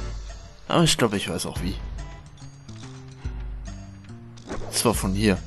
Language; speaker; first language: German; native; German